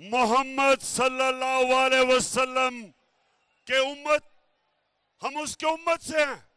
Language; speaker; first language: Urdu; native; Urdu